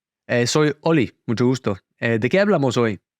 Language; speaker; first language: Spanish; non-native, fluent; English